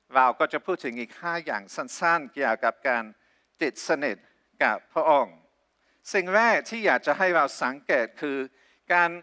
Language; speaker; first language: Thai; non-native, fluent; English